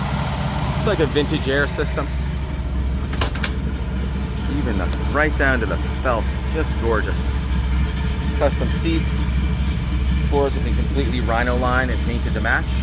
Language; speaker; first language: English; native; English